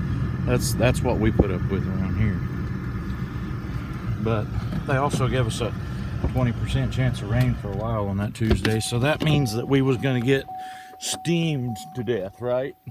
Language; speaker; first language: English; native; English